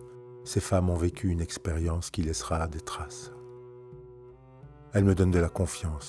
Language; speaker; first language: French; native; French